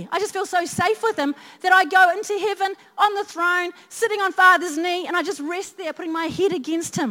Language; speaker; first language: English; native; English